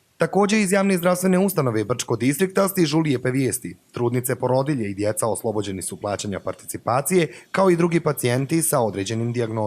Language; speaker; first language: Bosnian; native; Bosnian